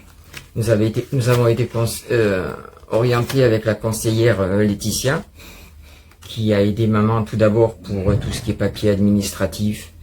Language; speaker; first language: French; native; French